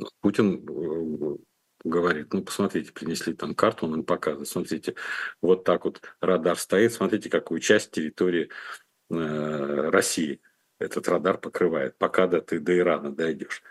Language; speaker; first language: Russian; native; Russian